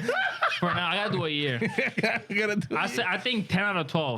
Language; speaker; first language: English; early bilingual, other home language; Spanish